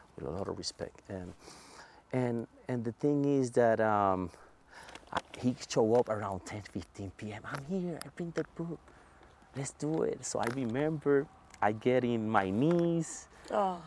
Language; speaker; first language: English; non-native, fluent; Spanish